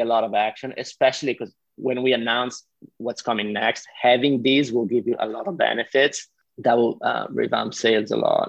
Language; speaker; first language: English; non-native, fluent; Italian